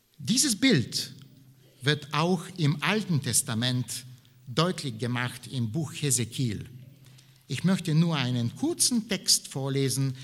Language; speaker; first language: German; non-native, fluent; Bulgarian